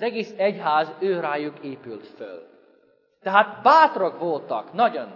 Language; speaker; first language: Hungarian; non-native, fluent; English